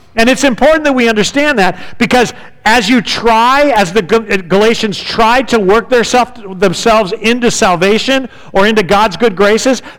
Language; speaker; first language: English; native; English